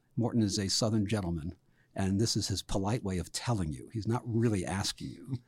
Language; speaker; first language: English; native; English